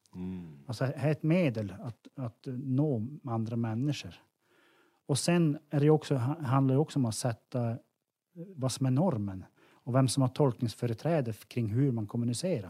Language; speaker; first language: Swedish; native; Swedish